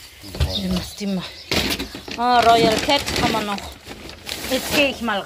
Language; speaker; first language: German; native; German